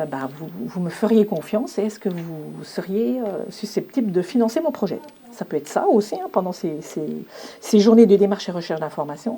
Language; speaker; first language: French; native; French